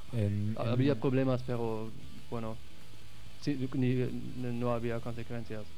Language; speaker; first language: Spanish; non-native, fluent; German